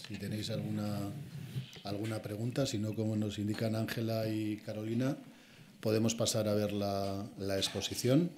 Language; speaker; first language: Spanish; native; Spanish